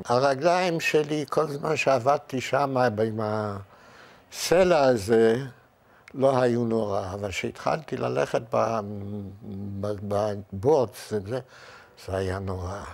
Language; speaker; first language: Hebrew; non-native, fluent; Yiddish